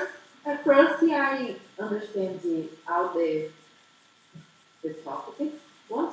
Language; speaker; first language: English; non-native, learner; Portuguese